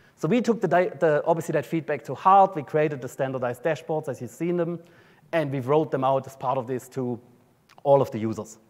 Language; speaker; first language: English; non-native, fluent; German